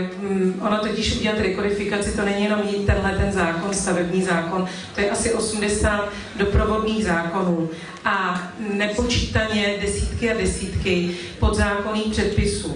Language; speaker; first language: Czech; native; Czech